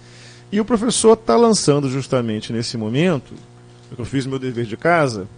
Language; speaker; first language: Portuguese; native; Portuguese